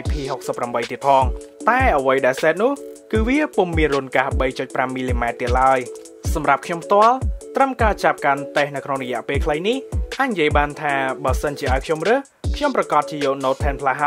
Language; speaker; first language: Khmer; native; Khmer